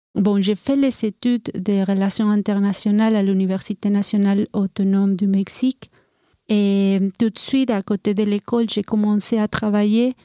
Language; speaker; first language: French; non-native, fluent; Spanish